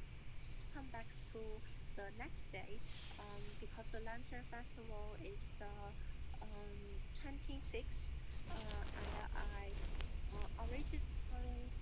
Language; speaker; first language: English; non-native, learner; Chinese